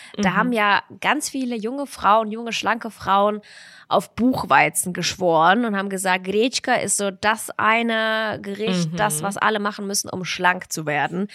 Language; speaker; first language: German; early bilingual, other home language; Russian